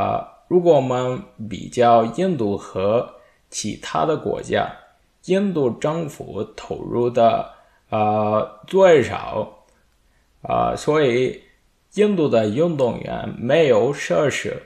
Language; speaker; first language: Chinese; non-native, learner; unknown